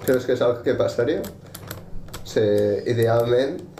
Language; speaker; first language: Spanish; non-native, local second language; Catalan